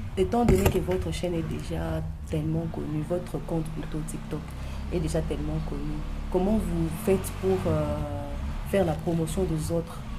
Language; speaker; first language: French; non-native, local second language; Luba-Lulua